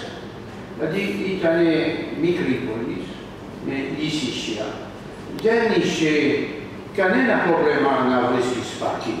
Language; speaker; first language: Greek; non-native, learner; French